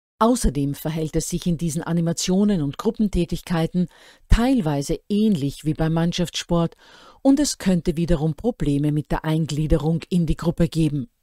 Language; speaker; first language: German; native; German